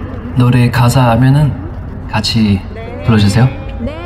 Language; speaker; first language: Korean; non-native, fluent; English